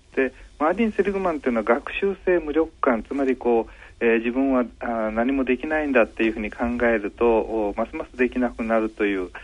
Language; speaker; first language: Japanese; native; Japanese